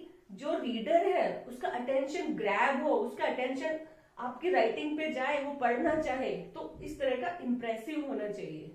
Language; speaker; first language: Hindi; native; Hindi